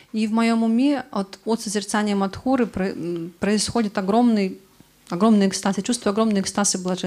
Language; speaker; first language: Russian; native; Russian